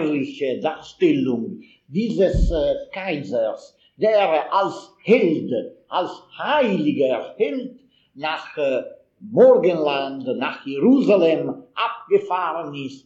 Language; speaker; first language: German; non-native, fluent; Italian